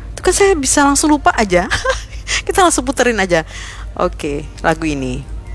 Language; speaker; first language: Indonesian; native; Indonesian